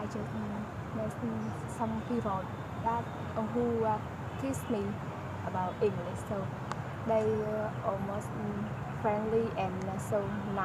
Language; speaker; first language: English; non-native, learner; Vietnamese